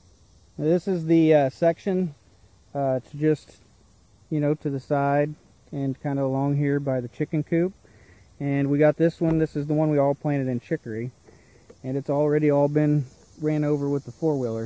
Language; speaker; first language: English; native; English